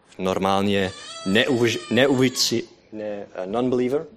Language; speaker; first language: Czech; non-native, learner; Dutch